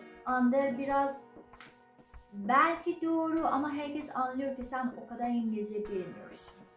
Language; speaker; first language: Turkish; non-native, learner; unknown